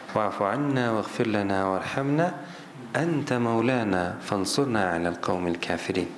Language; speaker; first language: Arabic; non-native, fluent; Turkish